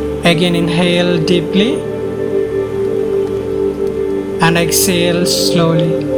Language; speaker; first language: English; non-native, local second language; Malayalam